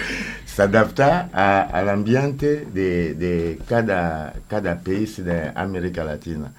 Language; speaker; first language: Spanish; non-native, learner; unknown